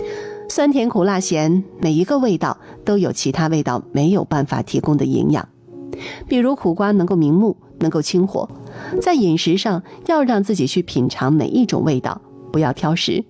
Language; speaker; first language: Chinese; native; Chinese